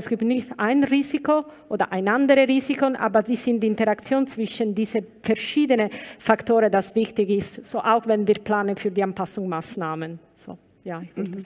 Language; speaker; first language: German; non-native, learner; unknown